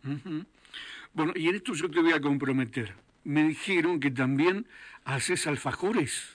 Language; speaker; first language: Spanish; native; Spanish